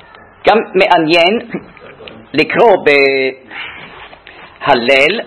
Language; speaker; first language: Hebrew; non-native, fluent; German